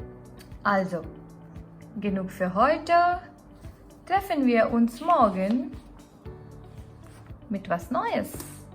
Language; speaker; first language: German; non-native, learner; Gujarati